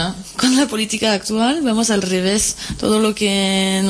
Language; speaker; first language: Spanish; non-native, fluent; French